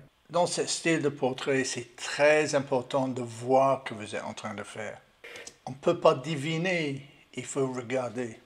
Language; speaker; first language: French; non-native, learner; English